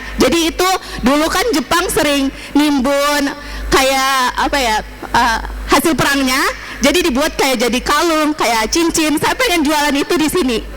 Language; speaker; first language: Indonesian; native; Indonesian